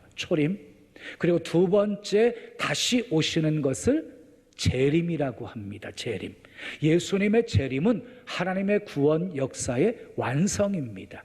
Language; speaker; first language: Korean; native; Korean